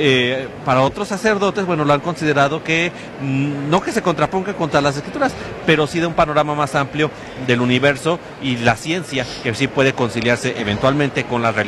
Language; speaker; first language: Spanish; native; Spanish